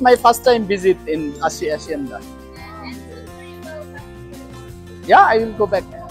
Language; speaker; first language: English; non-native, learner; Bangla